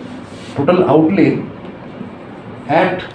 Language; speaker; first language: English; non-native, local second language; Bangla